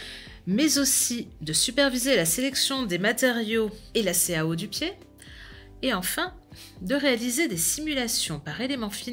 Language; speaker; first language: French; native; French